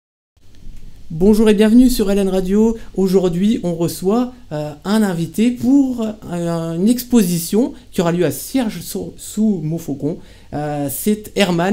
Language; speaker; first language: French; native; French